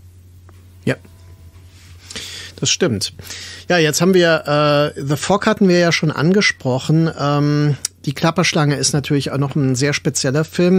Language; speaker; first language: German; native; German